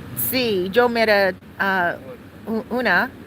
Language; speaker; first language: Spanish; non-native, learner; English